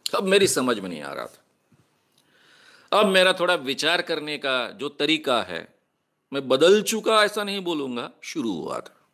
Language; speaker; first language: Hindi; non-native, local second language; Marathi